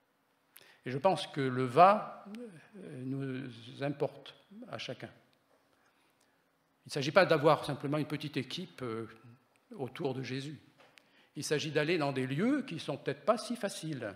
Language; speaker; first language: French; native; French